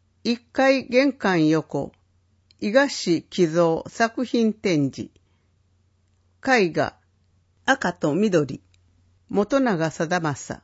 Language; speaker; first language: Japanese; native; Japanese